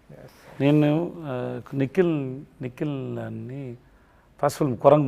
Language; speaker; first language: Telugu; non-native, local second language; Tamil